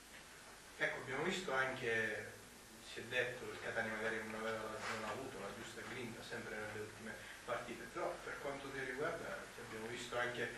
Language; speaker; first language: Italian; native; Italian